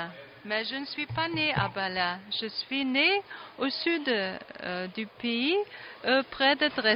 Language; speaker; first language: French; non-native, fluent; German